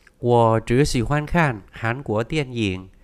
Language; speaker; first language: Chinese; non-native, fluent; Vietnamese